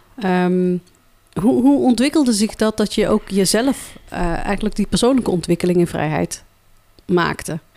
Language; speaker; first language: Dutch; early bilingual, other home language; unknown